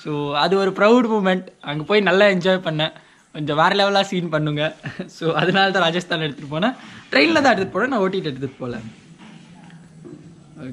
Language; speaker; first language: Tamil; non-native, local second language; Hindi